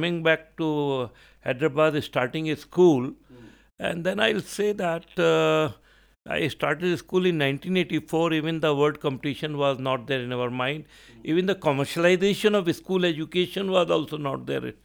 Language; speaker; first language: English; non-native, local second language; Hindi